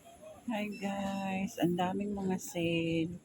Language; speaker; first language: Filipino; native; Filipino